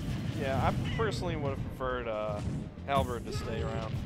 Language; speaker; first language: English; native; English